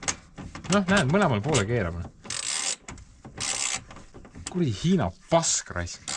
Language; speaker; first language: Estonian; native; Estonian